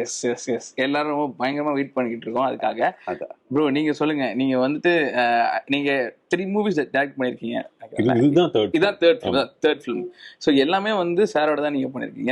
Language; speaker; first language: Tamil; native; Tamil